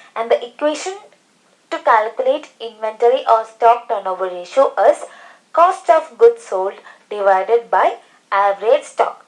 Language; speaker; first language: English; non-native, local second language; Malayalam